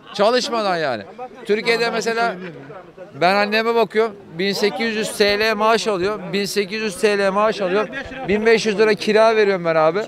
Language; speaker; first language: Turkish; native; Turkish